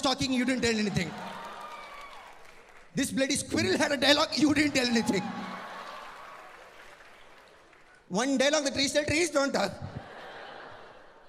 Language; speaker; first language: English; non-native, local second language; Tamil